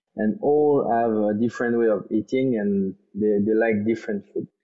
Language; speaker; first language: English; non-native, fluent; French